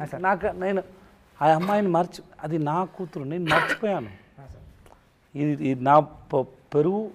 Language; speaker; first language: Telugu; non-native, local second language; Tamil